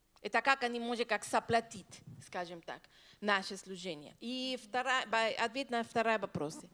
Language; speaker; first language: Russian; non-native, learner; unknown